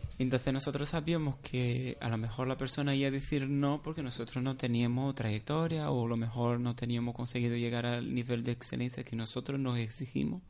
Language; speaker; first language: Spanish; non-native, fluent; Portuguese